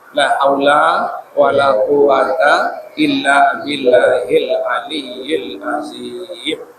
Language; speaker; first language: Indonesian; non-native, local second language; Sasak